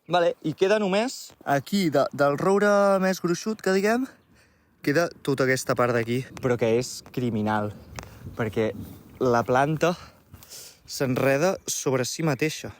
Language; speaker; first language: Catalan; native; Catalan